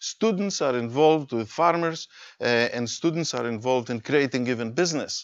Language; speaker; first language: English; non-native, fluent; Greek